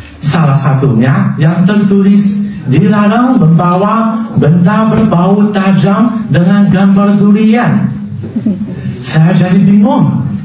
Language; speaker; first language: Indonesian; non-native, learner; Chinese